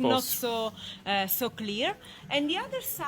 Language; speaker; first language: English; non-native, fluent; Italian